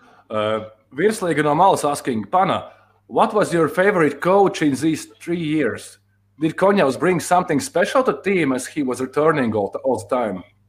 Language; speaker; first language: English; non-native, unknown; Latvian